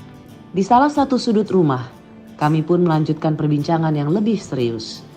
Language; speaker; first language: Indonesian; native; Indonesian